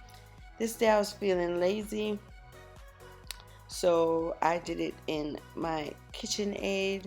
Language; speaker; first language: English; native; English